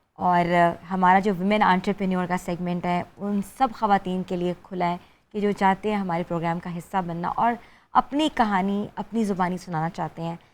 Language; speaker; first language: Urdu; native; Urdu